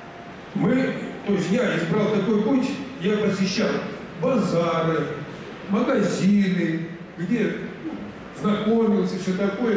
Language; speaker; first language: Russian; native; Russian